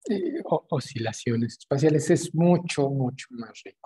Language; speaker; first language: Spanish; native; Spanish